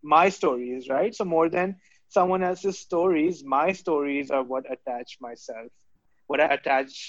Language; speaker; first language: English; non-native, local second language; Urdu